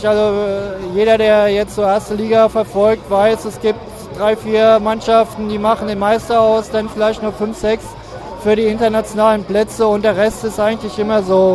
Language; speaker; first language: German; native; German